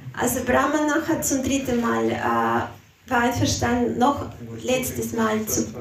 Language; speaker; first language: German; non-native, fluent; Russian